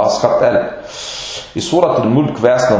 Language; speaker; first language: Danish; early bilingual, other home language; Arabic